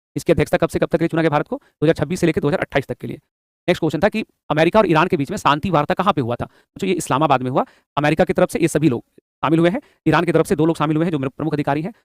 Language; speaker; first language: Hindi; native; Hindi